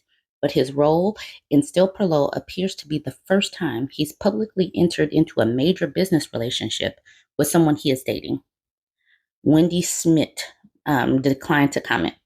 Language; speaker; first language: English; native; English